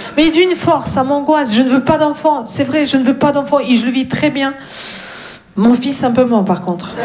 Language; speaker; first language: French; non-native, fluent; Russian